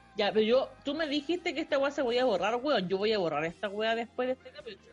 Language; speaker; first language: Spanish; native; Spanish